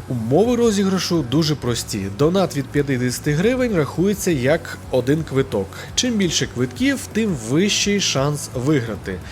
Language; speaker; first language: Ukrainian; native; Ukrainian